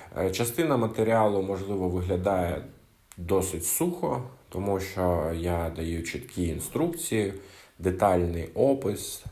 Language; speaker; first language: Ukrainian; non-native, local second language; Russian